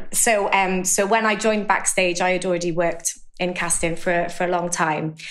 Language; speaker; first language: English; native; English